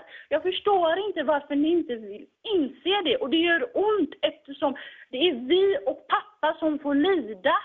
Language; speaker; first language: Swedish; early bilingual, other home language; Tigrinya